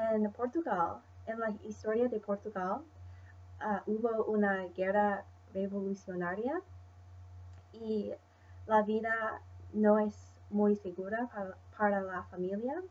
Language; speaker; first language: Spanish; non-native, learner; English